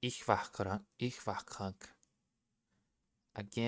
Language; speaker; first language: German; non-native, learner; Portuguese